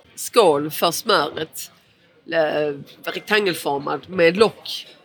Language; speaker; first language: Swedish; early bilingual, other home language; Portuguese